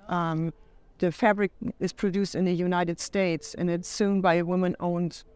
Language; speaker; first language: English; non-native, fluent; German